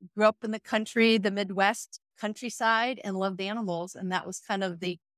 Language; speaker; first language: English; native; English